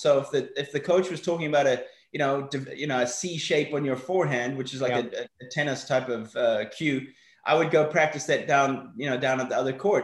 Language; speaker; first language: English; native; English